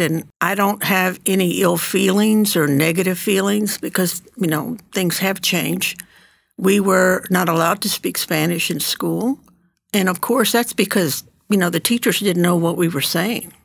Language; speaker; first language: English; early bilingual, other home language; Spanish